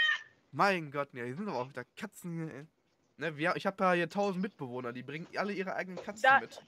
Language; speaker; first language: German; native; German